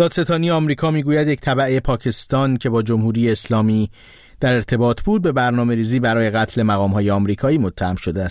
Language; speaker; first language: Persian; native; Persian